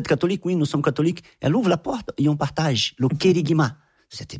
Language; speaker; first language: French; non-native, fluent; Portuguese